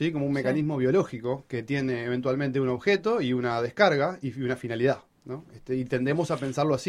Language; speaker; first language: Spanish; native; Spanish